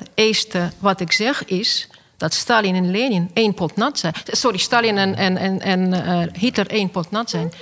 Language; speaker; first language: Dutch; non-native, fluent; Russian